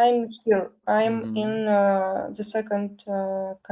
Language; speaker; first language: English; non-native, learner; Russian